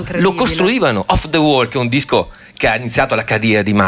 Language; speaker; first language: Italian; native; Italian